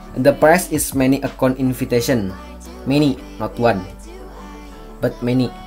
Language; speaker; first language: English; non-native, learner; Indonesian